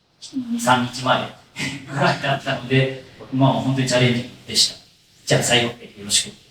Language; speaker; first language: Japanese; native; Japanese